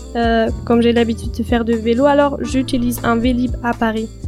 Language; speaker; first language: French; non-native, fluent; German